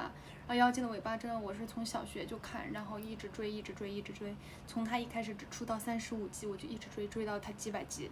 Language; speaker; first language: Chinese; native; Chinese